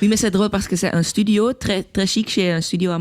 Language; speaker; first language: French; non-native, local second language; Dutch